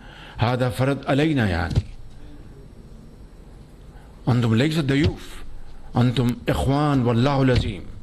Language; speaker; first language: Arabic; non-native, learner; Urdu